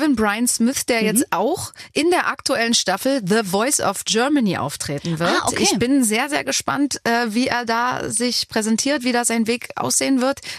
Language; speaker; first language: German; native; German